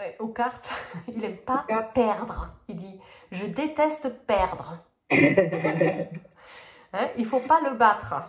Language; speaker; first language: French; native; French